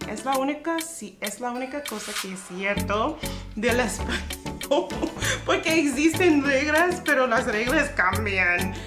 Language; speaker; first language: Spanish; non-native, fluent; English